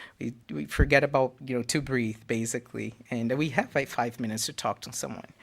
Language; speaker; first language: English; non-native, fluent; Portuguese